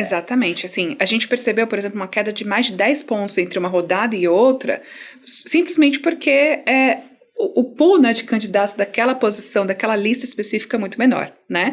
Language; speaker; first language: Portuguese; native; Portuguese